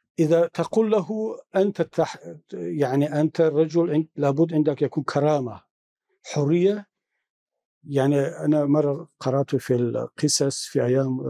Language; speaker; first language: Arabic; non-native, fluent; Tajik